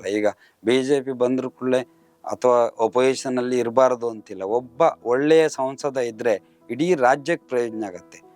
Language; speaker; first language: Kannada; native; Kannada